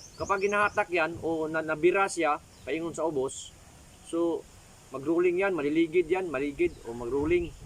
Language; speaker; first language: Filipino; non-native, local second language; Cebuano